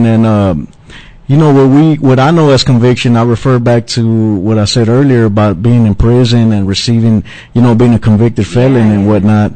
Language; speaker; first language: English; native; English